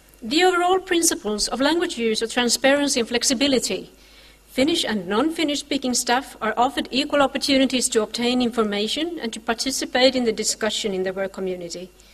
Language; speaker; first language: English; non-native, fluent; Swedish